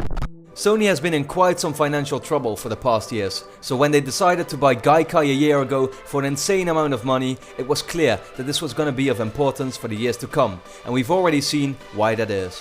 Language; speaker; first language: English; non-native, fluent; Dutch